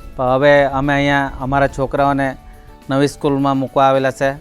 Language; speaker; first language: Gujarati; non-native, local second language; Kukna